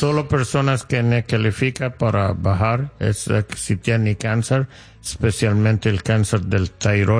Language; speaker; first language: Spanish; non-native, learner; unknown